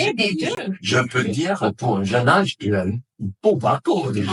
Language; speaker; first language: French; non-native, fluent; English